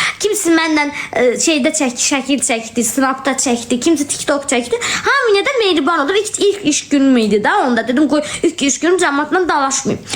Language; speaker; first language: Azerbaijani; non-native, local second language; Talysh